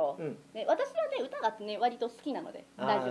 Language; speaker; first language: Japanese; native; Japanese